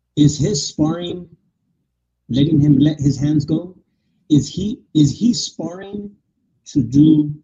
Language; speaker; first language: English; native; English